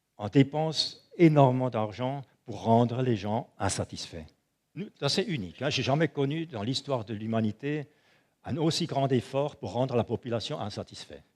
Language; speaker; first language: French; non-native, local second language; German